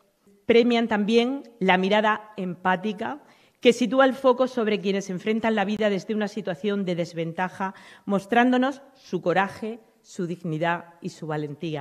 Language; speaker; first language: Spanish; native; Spanish